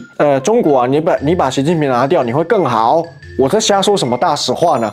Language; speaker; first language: Chinese; native; Chinese